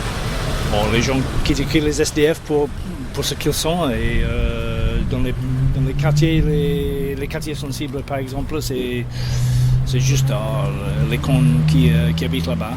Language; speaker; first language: French; non-native, fluent; English